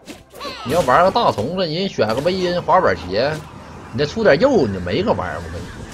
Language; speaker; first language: Chinese; native; Chinese